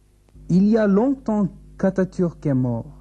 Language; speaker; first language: French; non-native, learner; Turkish